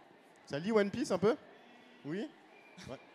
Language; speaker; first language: French; native; French